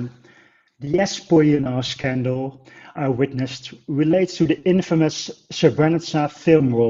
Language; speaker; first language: English; non-native, fluent; Dutch